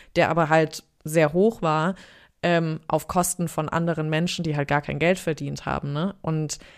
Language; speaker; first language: German; native; German